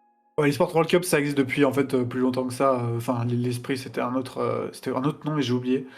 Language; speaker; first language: French; native; French